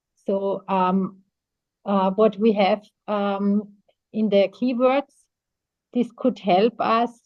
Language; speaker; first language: English; non-native, fluent; German